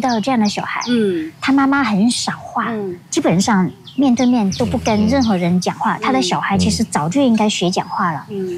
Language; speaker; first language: Chinese; non-native, local second language; Hakka Chinese